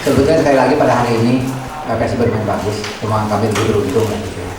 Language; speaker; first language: Indonesian; native; Indonesian